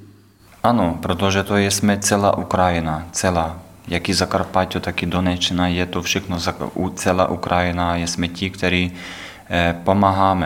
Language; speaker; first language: Czech; non-native, learner; Ukrainian